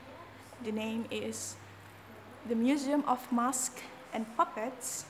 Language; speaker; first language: English; non-native, learner; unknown